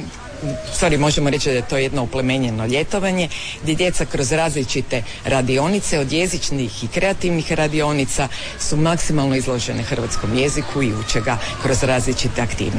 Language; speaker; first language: Serbian; native; Serbian